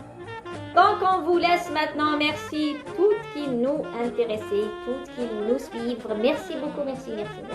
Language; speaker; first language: French; non-native, local second language; Arabic